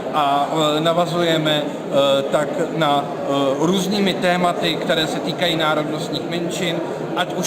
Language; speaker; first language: Czech; native; Czech